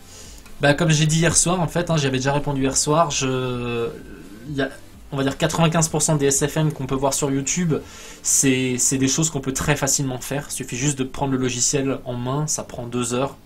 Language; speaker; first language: French; native; French